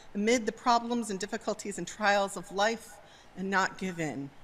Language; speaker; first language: English; native; English